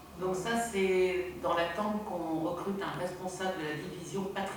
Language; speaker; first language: French; native; French